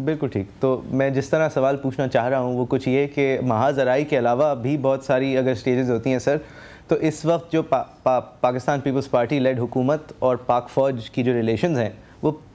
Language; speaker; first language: Urdu; native; Urdu